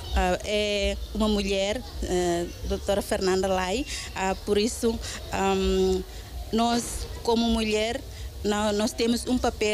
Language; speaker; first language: Portuguese; non-native, local second language; Tetum